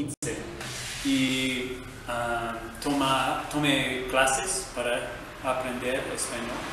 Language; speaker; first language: Spanish; non-native, learner; English